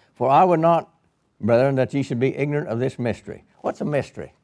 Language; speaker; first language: English; native; English